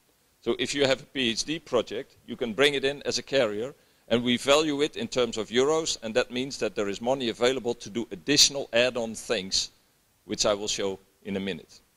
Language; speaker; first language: English; non-native, fluent; Dutch